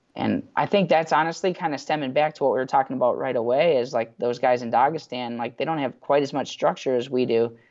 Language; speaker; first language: English; native; English